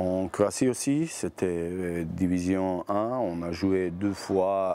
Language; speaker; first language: French; non-native, learner; Bosnian